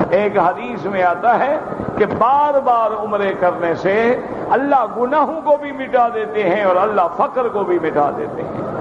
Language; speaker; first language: Urdu; native; Urdu